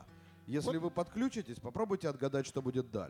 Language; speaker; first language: Russian; native; Russian